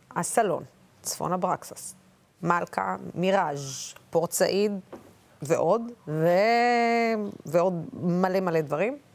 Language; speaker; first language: Hebrew; non-native, local second language; Arabic